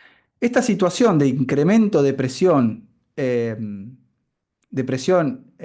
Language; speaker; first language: Spanish; native; Spanish